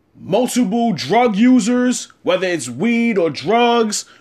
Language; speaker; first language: English; native; English